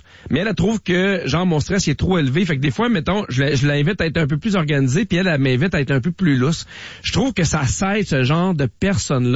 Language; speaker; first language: French; native; French